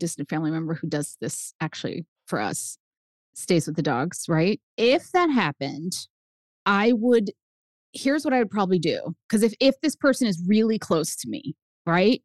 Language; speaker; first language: English; early bilingual, other home language; Spanish